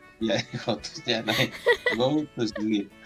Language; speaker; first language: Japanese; non-native, fluent; Spanish